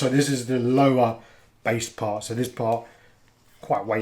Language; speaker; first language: English; native; English